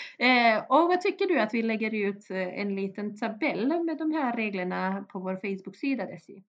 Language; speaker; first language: Swedish; early bilingual, other home language; Bosnian